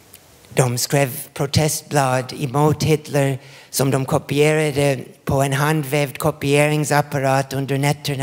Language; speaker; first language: Swedish; non-native, fluent; English